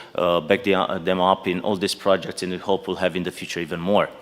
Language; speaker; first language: English; non-native, fluent; Romanian